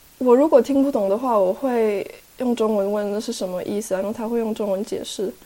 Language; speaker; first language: Chinese; early bilingual, heritage; Chinese